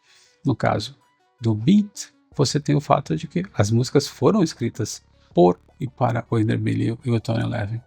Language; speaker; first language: Portuguese; native; Portuguese